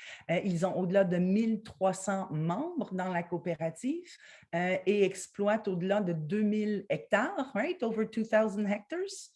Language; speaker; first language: French; native; French